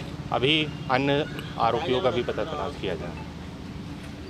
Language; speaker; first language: Hindi; native; Hindi